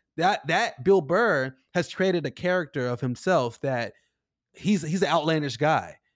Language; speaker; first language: English; native; English